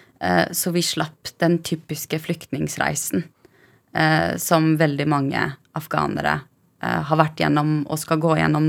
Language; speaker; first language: Norwegian; early bilingual, other home language; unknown